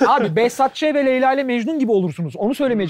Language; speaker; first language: Turkish; native; Turkish